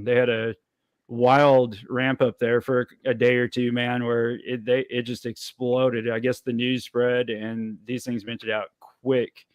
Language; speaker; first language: English; native; English